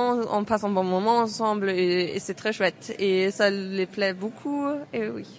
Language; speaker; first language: French; non-native, fluent; German